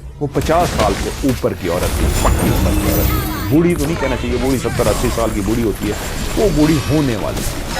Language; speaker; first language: Urdu; non-native, local second language; Punjabi